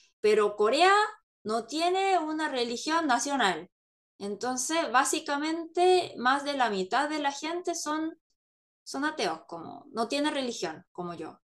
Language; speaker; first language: Spanish; non-native, fluent; Korean